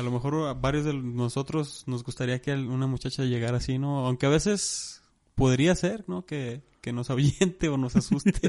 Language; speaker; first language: Spanish; native; Spanish